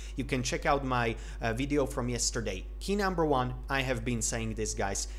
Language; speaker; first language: English; non-native, fluent; Slovak